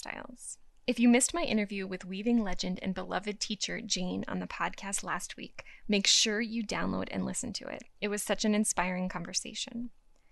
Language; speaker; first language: English; native; English